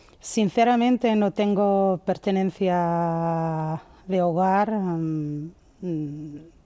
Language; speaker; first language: Spanish; non-native, local second language; Arabic